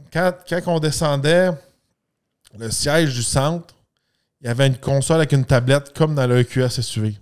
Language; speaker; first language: French; native; French